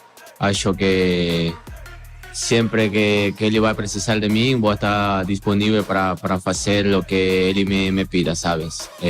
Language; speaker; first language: Portuguese; non-native, learner; Spanish